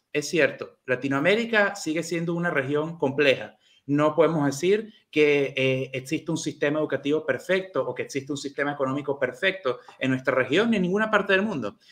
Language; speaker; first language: Spanish; native; Spanish